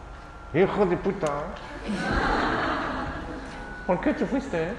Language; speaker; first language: Spanish; non-native, learner; French